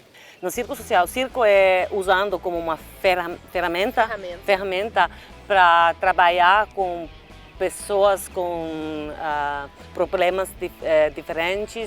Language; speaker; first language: Portuguese; non-native, learner; Finnish